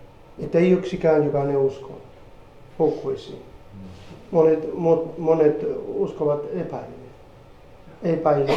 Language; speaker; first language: Finnish; non-native, fluent; Spanish